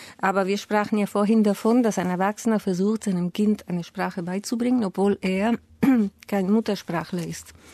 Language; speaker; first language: German; native; German